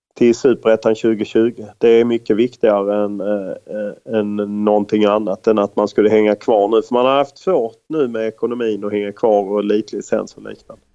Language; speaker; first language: Swedish; native; Swedish